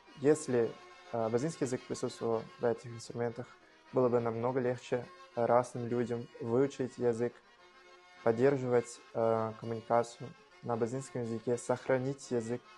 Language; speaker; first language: Russian; non-native, fluent; Portuguese